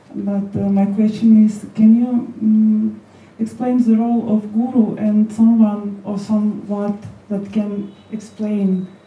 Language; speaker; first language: English; non-native, learner; Russian